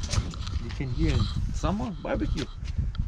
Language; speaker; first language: English; non-native, learner; German